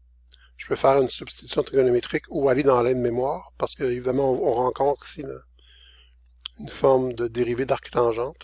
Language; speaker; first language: French; native; French